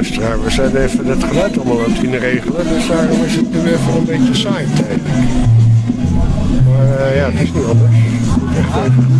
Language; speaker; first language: Dutch; native; Dutch